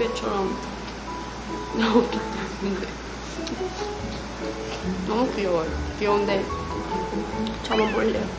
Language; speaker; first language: Korean; non-native, fluent; Thai